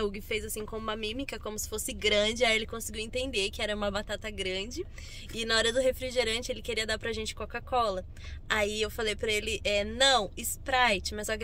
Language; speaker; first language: Portuguese; native; Portuguese